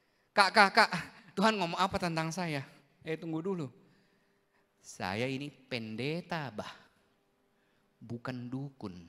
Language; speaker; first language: Indonesian; native; Indonesian